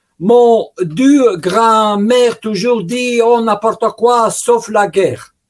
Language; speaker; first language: French; non-native, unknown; Russian